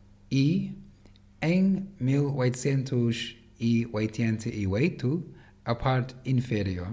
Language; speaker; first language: Portuguese; non-native, learner; English